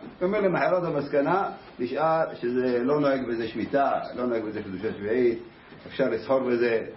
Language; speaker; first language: Hebrew; native; Hebrew